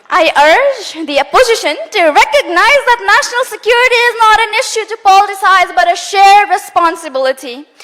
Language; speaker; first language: English; non-native, local second language; Nepali